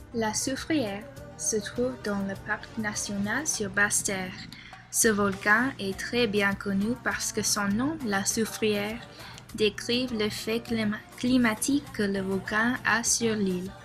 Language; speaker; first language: French; non-native, learner; English